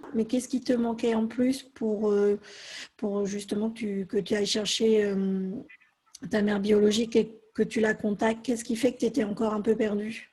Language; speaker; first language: French; native; French